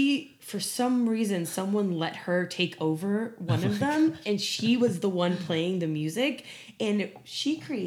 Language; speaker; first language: English; non-native, fluent; Spanish